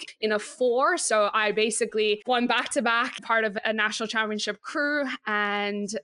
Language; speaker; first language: English; native; English